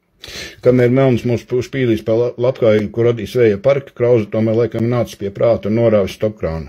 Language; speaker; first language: Latvian; native; Latvian